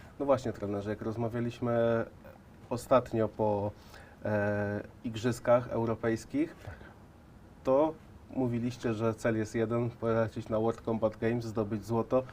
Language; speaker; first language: Polish; native; Polish